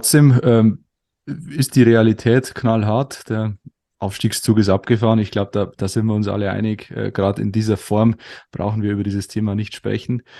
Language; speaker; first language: German; native; German